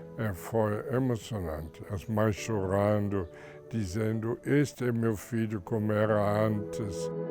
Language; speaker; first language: Portuguese; non-native, fluent; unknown